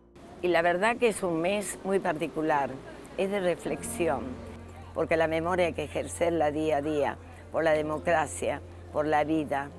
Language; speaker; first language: Spanish; native; Spanish